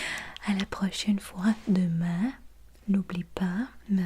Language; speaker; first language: French; non-native, learner; English